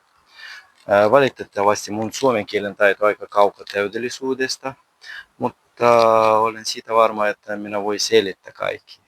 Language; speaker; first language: Finnish; non-native, learner; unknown